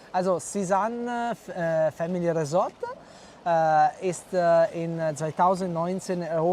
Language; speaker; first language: German; non-native, fluent; Italian